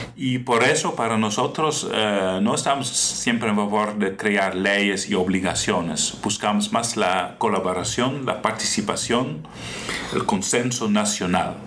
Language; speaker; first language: Spanish; non-native, fluent; Dutch